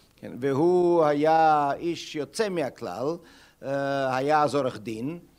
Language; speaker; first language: Hebrew; non-native, fluent; German